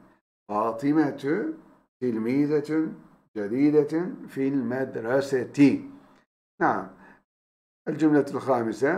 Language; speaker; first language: Arabic; non-native, fluent; Turkish